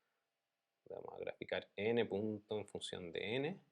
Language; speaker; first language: Spanish; native; Spanish